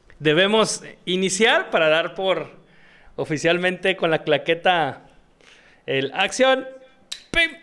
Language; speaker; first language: Spanish; native; Spanish